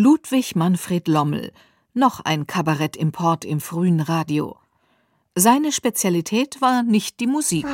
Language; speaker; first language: German; native; German